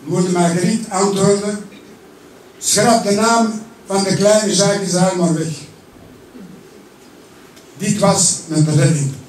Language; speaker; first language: Dutch; early bilingual, other home language; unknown